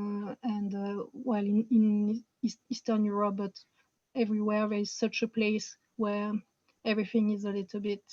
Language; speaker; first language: English; non-native, fluent; French